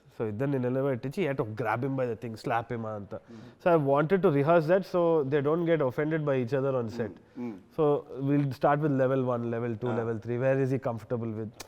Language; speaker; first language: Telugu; native; Telugu